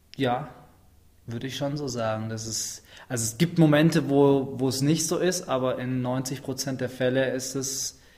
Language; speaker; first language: German; native; German